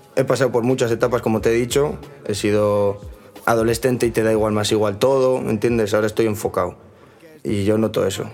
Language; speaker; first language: Spanish; native; Spanish